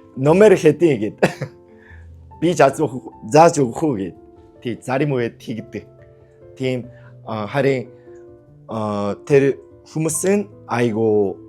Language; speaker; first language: Mongolian; non-native, learner; Korean